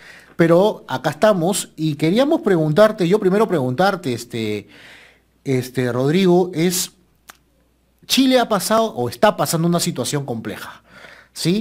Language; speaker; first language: Spanish; native; Spanish